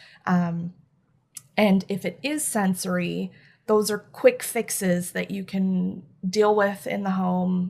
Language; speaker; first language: English; native; English